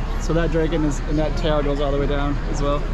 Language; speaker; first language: English; native; English